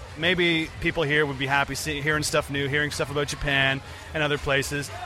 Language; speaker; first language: English; native; English